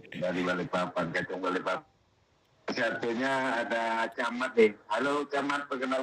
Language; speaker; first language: Indonesian; non-native, local second language; Madurese